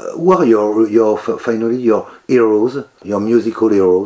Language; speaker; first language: English; non-native, learner; French